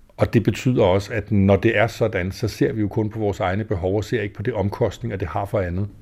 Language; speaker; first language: Danish; native; Danish